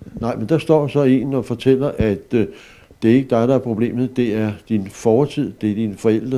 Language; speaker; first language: Danish; native; Danish